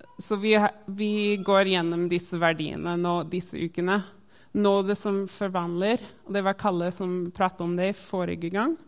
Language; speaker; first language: Norwegian; non-native, fluent; English